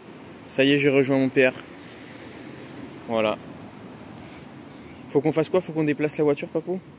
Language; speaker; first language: French; native; French